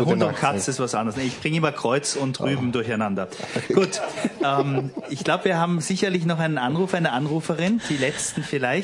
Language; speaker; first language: German; native; German